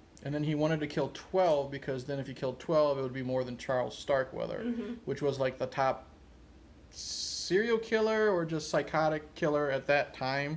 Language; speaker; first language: English; native; English